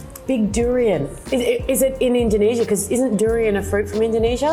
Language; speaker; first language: English; early bilingual, other home language; Indonesian